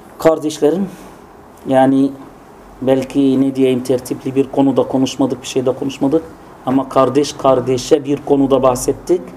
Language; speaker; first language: Turkish; non-native, fluent; Arabic